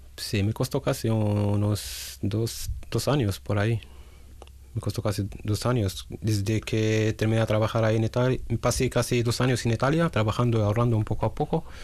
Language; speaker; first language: Spanish; non-native, fluent; Arabic